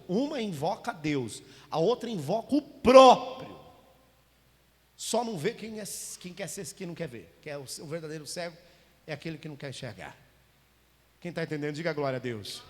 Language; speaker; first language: Portuguese; native; Portuguese